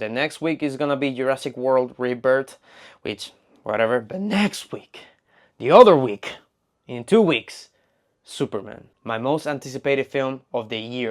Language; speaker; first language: English; non-native, fluent; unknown